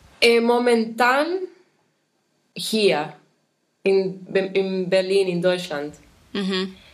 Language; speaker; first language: German; non-native, fluent; Spanish